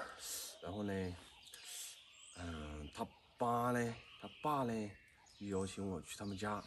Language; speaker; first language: Chinese; native; Chinese